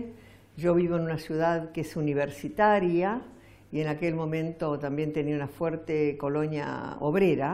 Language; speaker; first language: Spanish; native; Spanish